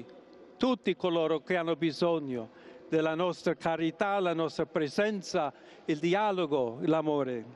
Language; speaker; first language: Italian; non-native, fluent; English